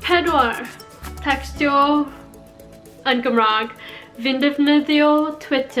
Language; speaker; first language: Welsh; non-native, learner; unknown